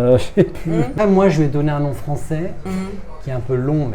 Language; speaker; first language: French; native; French